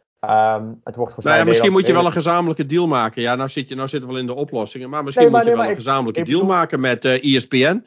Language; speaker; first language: Dutch; native; Dutch